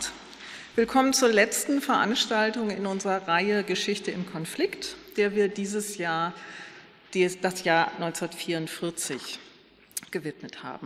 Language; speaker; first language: German; native; German